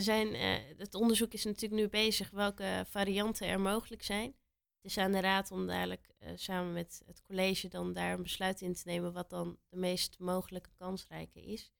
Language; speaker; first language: Dutch; native; Dutch